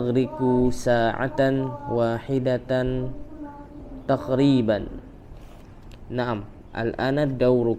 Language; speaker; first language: Arabic; non-native, fluent; Indonesian